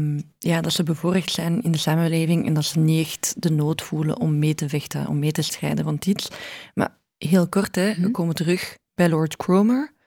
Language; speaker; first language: Dutch; early bilingual, other home language; Arabic